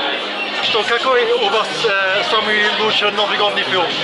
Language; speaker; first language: Russian; non-native, learner; English